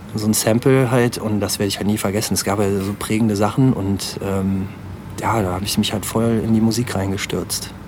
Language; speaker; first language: German; native; German